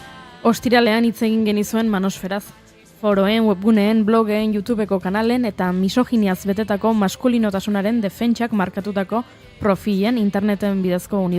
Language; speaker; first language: Basque; native; Basque